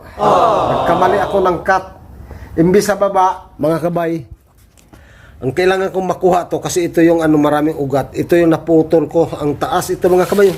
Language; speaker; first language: Filipino; native; Filipino